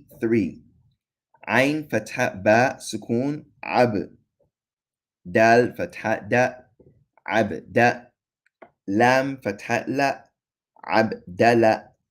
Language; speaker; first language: Arabic; non-native, fluent; English